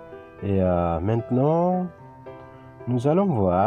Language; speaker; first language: French; non-native, fluent; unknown